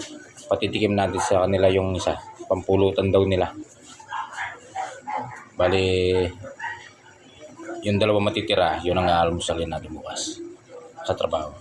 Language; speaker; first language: Filipino; non-native, local second language; Pampanga